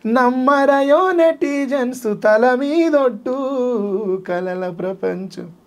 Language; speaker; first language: Telugu; native; Telugu